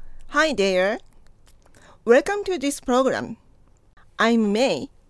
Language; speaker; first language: English; non-native, fluent; Japanese